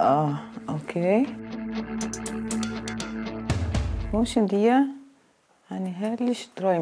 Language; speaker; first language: German; non-native, learner; Portuguese